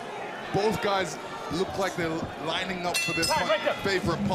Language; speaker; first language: English; native; English